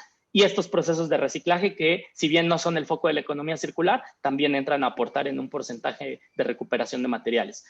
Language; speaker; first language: Spanish; native; Spanish